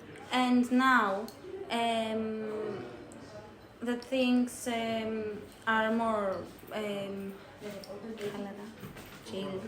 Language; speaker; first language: English; non-native, learner; Greek